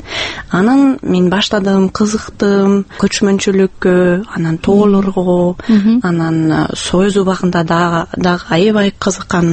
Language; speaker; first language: Kyrgyz; non-native, fluent; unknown